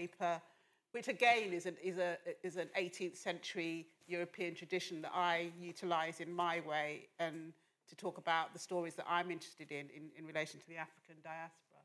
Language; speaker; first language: English; native; English